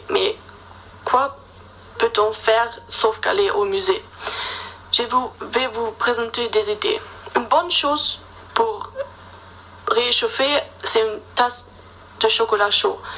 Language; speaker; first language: French; non-native, learner; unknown